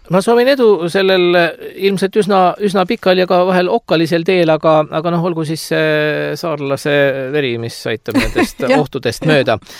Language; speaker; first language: Estonian; native; Estonian